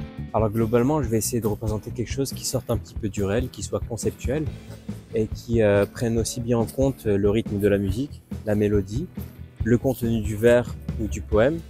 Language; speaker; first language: French; native; French